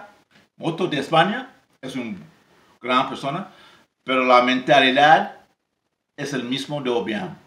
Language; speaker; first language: Spanish; non-native, learner; English